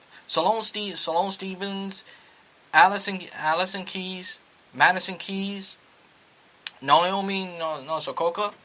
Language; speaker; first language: English; native; English